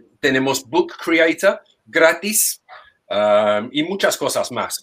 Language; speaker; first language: Spanish; non-native, fluent; English